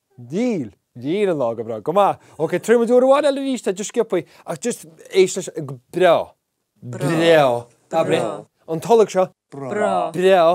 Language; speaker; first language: Irish; native; Irish